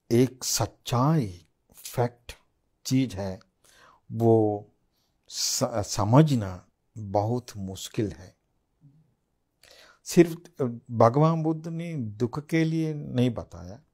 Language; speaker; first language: Hindi; non-native, fluent; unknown